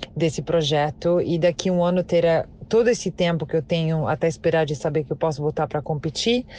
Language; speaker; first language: Portuguese; non-native, fluent; Italian